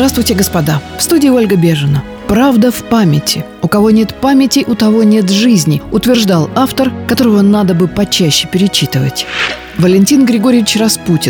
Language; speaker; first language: Russian; native; Russian